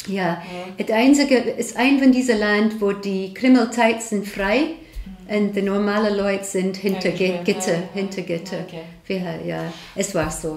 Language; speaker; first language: German; non-native, learner; English